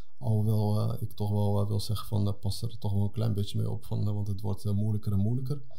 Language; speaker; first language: Dutch; early bilingual, other home language; Arabic